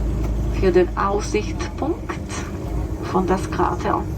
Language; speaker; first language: German; non-native, fluent; Spanish